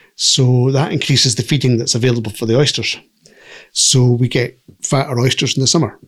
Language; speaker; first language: English; native; English